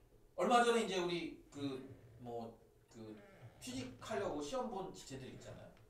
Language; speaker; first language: Korean; native; Korean